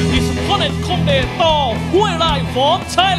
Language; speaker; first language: English; non-native, fluent; Thai